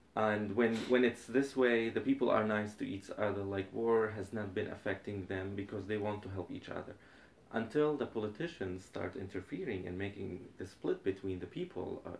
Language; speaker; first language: English; non-native, fluent; Arabic